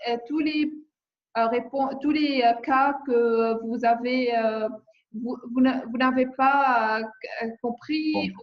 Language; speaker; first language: French; non-native, learner; English